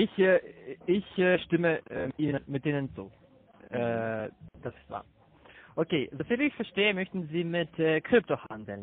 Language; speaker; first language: German; non-native, learner; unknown